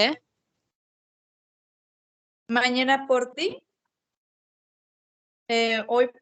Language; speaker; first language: Spanish; non-native, fluent; Portuguese